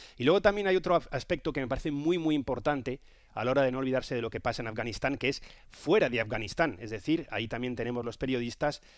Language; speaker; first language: Spanish; native; Spanish